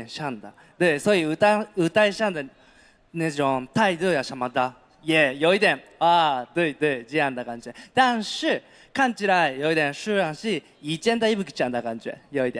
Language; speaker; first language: Chinese; non-native, learner; Japanese